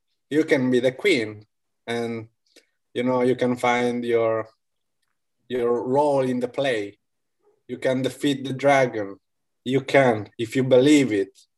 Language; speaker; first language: English; non-native, fluent; Italian